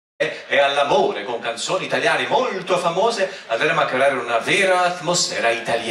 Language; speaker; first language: Italian; native; Italian